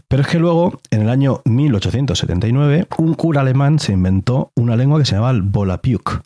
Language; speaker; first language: Spanish; native; Spanish